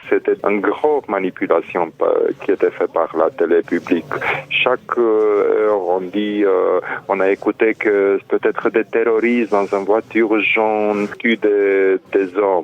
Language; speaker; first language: French; non-native, fluent; Romanian